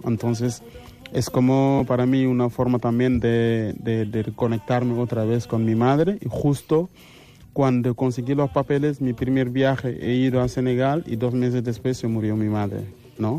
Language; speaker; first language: Spanish; non-native, fluent; Wolof